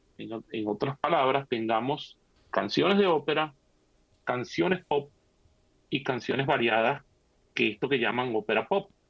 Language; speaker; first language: Spanish; native; Spanish